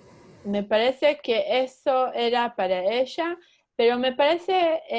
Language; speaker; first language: Spanish; early bilingual, heritage; Spanish